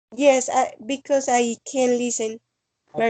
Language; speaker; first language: English; non-native, learner; Spanish